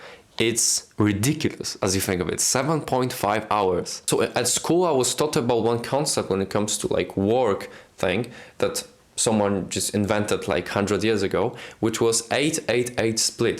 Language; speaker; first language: English; non-native, fluent; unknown